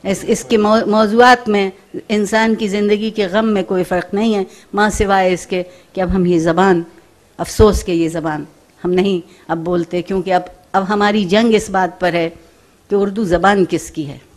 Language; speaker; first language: Urdu; native; Urdu